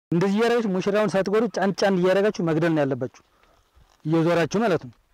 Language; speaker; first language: Amharic; native; Amharic